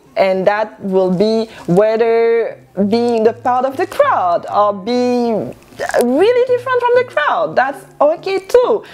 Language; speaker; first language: English; non-native, local second language; French